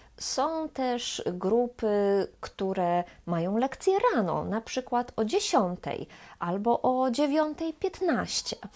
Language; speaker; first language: Polish; native; Polish